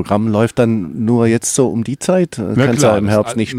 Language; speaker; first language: German; native; German